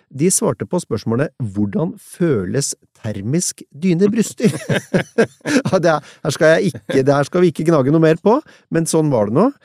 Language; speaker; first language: Norwegian; native; Norwegian